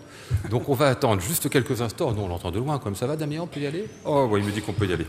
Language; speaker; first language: French; native; French